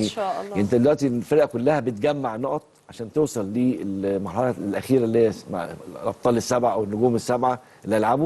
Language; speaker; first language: Arabic; native; Arabic